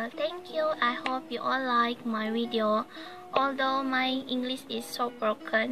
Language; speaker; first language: English; non-native, learner; Malay